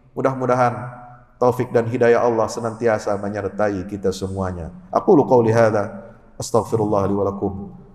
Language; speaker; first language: Malay; native; Malay